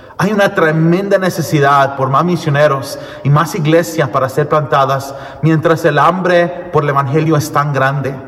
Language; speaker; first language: Spanish; early bilingual, heritage; Spanish